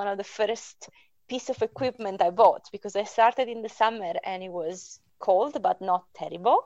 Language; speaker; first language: English; non-native, fluent; Italian